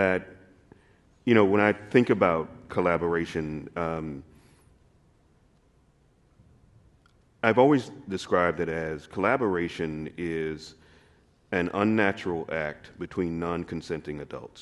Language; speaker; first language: English; native; English